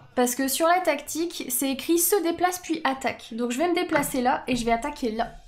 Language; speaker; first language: French; native; French